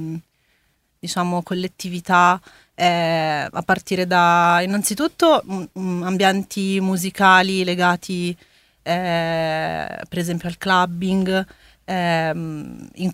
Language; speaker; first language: Italian; early bilingual, other home language; Spanish